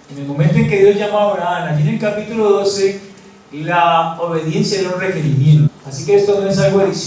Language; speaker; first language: Spanish; native; Spanish